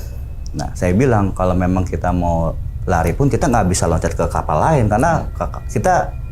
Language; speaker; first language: Indonesian; native; Indonesian